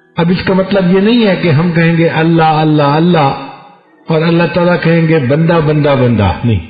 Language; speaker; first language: Urdu; non-native, local second language; Punjabi